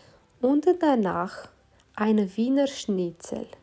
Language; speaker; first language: German; non-native, fluent; Romanian